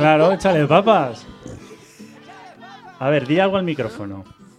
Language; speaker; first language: Spanish; native; Spanish